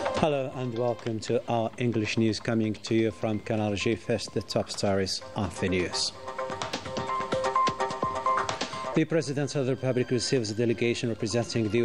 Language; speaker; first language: English; non-native, fluent; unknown